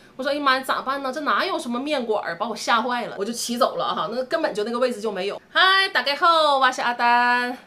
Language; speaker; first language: Chinese; native; Chinese